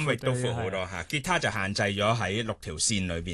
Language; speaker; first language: Cantonese; native; Cantonese